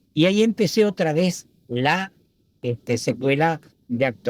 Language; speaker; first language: Spanish; early bilingual, other home language; Italian